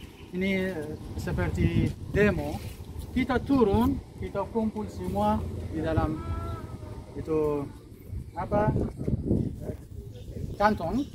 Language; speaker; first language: Indonesian; non-native, learner; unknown